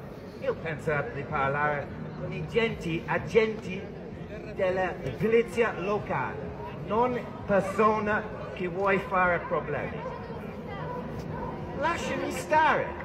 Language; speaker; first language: Italian; non-native, fluent; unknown